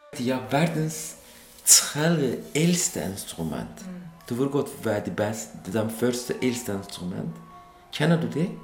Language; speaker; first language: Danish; non-native, fluent; Kurdish